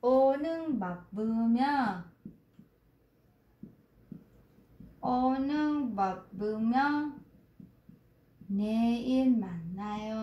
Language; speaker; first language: Korean; non-native, fluent; Vietnamese